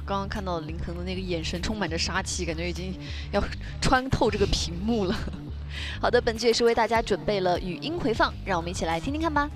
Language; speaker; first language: Chinese; native; Chinese